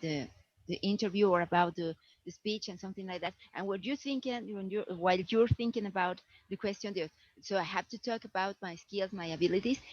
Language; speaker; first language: English; non-native, fluent; Spanish